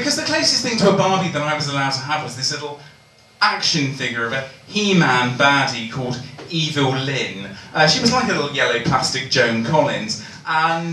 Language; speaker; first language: English; native; English